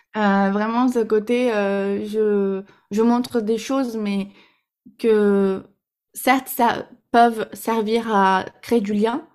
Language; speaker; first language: French; non-native, fluent; Portuguese